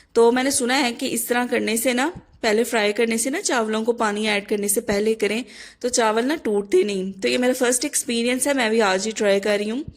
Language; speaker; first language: Urdu; native; Urdu